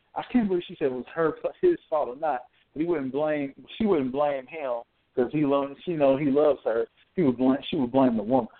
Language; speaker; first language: English; native; English